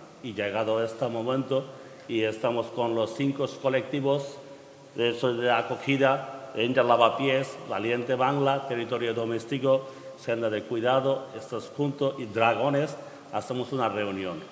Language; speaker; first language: Spanish; non-native, learner; Bangla